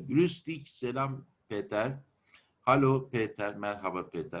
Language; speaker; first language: German; non-native, fluent; Turkish